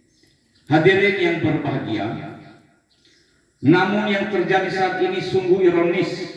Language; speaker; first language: Indonesian; native; Indonesian